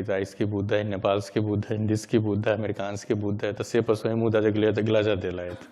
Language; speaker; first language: Russian; non-native, learner; Hindi